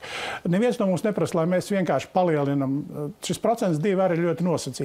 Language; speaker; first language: Latvian; native; Latvian